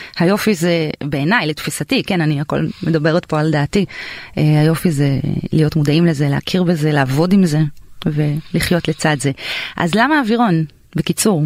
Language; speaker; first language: Hebrew; native; Hebrew